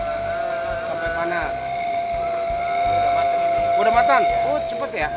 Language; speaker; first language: Indonesian; non-native, fluent; Japanese